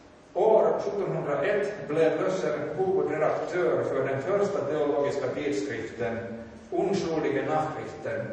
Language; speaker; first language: Swedish; non-native, local second language; Finnish